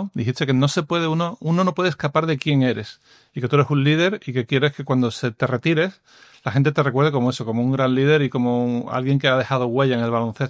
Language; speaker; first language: Spanish; native; Spanish